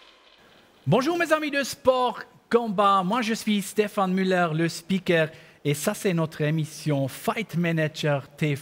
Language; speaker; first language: French; non-native, learner; German